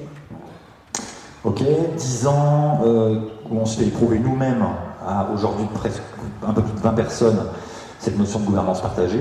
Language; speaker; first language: French; native; French